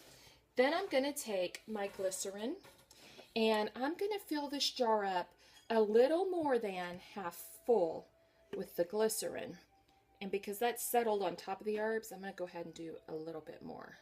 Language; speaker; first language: English; native; English